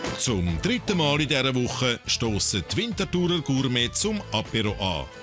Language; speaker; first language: German; native; German